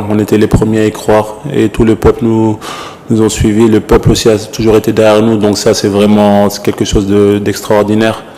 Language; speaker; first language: French; native; French